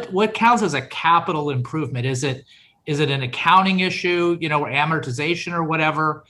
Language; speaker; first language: English; native; English